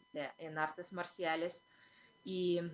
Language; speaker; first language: Spanish; non-native, fluent; Russian